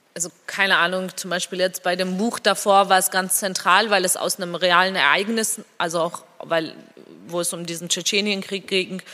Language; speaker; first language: German; non-native, fluent; Georgian